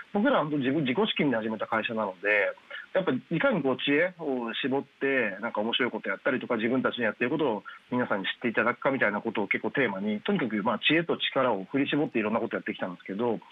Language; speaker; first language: Japanese; native; Japanese